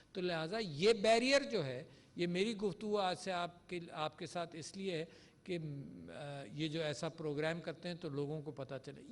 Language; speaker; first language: Urdu; native; Urdu